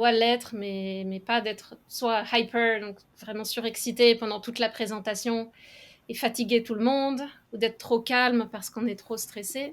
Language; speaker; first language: French; native; French